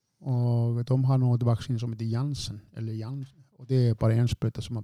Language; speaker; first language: Swedish; non-native, fluent; Icelandic